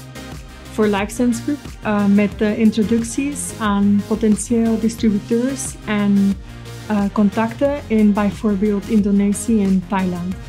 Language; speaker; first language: Dutch; non-native, fluent; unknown